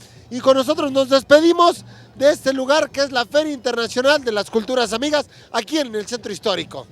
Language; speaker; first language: Spanish; native; Spanish